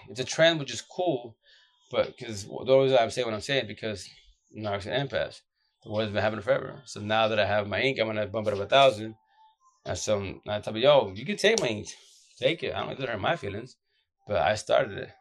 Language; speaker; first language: English; early bilingual, other home language; Spanish